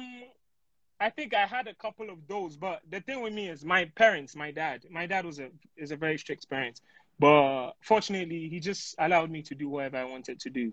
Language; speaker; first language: English; non-native, local second language; Akan